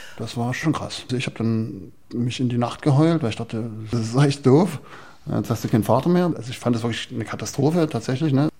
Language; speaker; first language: German; native; German